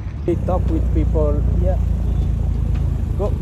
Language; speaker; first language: English; non-native, learner; Italian